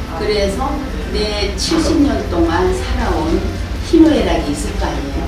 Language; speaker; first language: Korean; native; Korean